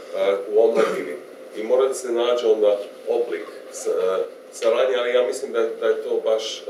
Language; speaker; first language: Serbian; non-native, fluent; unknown